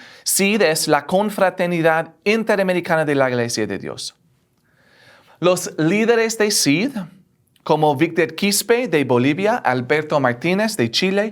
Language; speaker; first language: Spanish; non-native, fluent; English